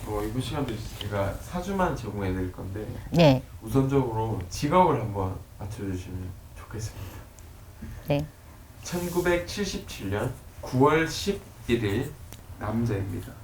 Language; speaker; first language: Korean; native; Korean